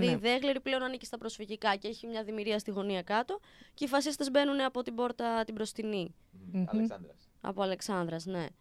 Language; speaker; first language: Greek; native; Greek